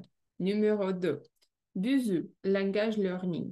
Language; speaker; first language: French; non-native, fluent; Russian